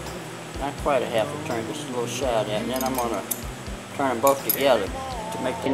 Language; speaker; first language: English; native; English